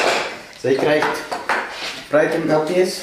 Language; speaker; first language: Dutch; non-native, learner; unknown